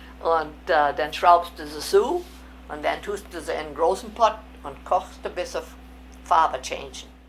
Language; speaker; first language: German; early bilingual, heritage; German